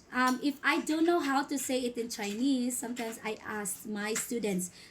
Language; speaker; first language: English; non-native, local second language; Filipino